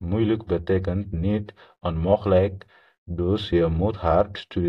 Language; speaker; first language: Dutch; non-native, learner; Tigrinya